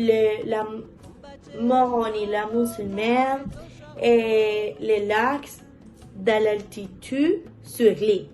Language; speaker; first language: French; non-native, learner; Spanish